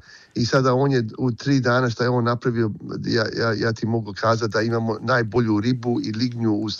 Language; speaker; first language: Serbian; early bilingual, heritage; Croatian